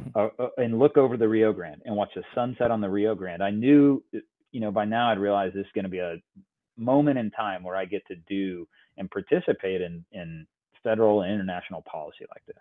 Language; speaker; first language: English; native; English